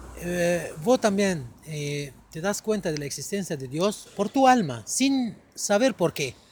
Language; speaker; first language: Spanish; non-native, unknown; Arabic